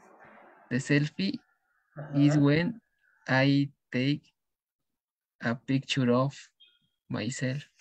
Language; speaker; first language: English; non-native, learner; Spanish